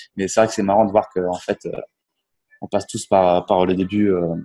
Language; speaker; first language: French; native; French